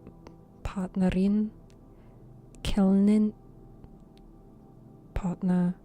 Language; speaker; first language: German; non-native, learner; English